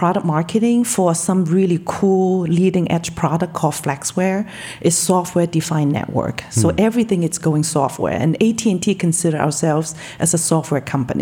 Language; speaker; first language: English; non-native, local second language; Cantonese